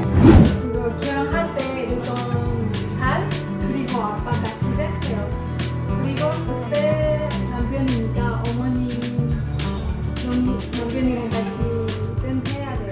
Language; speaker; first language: Korean; non-native, learner; Spanish